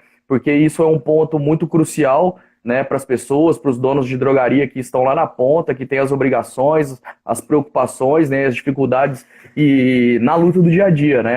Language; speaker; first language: Portuguese; native; Portuguese